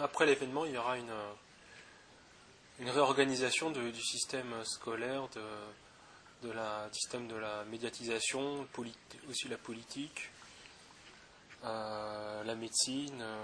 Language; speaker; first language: French; native; French